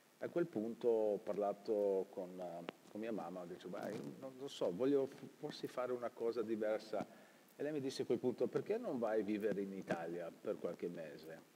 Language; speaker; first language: Italian; early bilingual, heritage; Italian